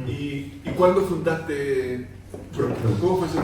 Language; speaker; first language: Spanish; native; Spanish